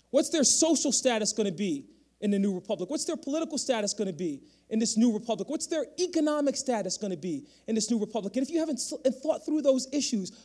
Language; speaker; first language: English; native; English